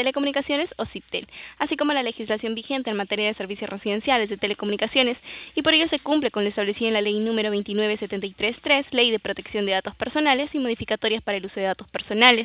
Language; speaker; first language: Spanish; native; Spanish